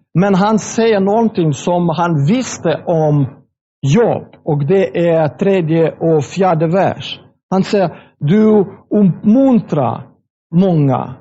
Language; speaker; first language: Swedish; non-native, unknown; Russian